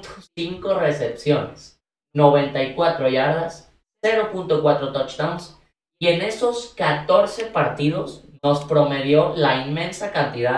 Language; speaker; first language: Spanish; native; Spanish